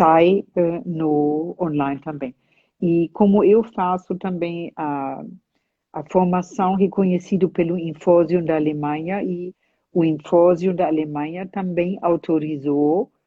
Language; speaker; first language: Portuguese; non-native, fluent; German